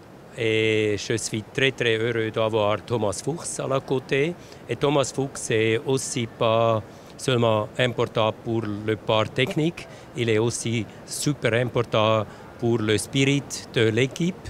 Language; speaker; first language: French; non-native, local second language; German